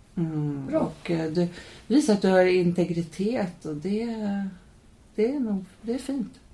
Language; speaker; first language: Swedish; native; Swedish